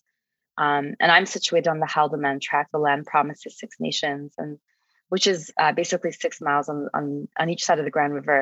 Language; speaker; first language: English; native; English